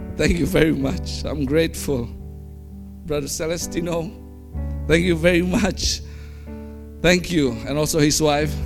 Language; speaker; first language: English; non-native, fluent; Indonesian